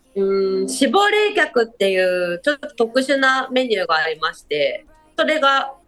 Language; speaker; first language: Japanese; native; Japanese